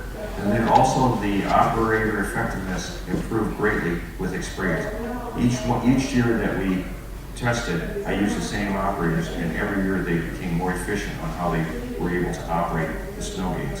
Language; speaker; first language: English; native; English